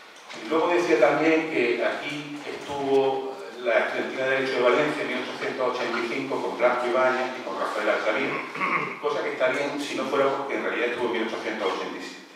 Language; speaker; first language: Spanish; native; Spanish